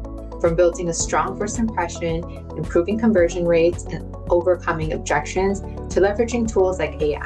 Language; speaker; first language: English; native; English